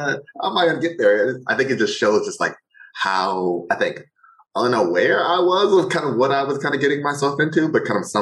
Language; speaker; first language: English; native; English